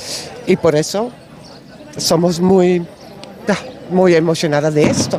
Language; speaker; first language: Spanish; non-native, learner; Dutch